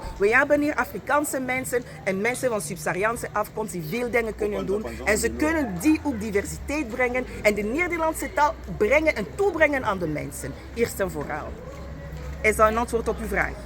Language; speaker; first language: Dutch; non-native, fluent; French